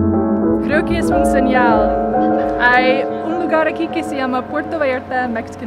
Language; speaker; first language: Spanish; non-native, fluent; English